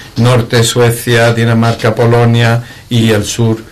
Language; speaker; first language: Spanish; native; Spanish